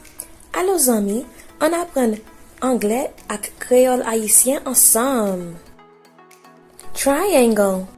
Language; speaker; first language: Haitian Creole; early bilingual, heritage; Haitian Creole